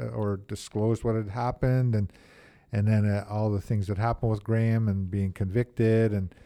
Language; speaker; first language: English; native; English